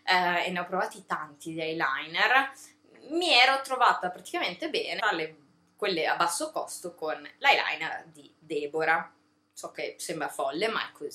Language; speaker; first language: Italian; native; Italian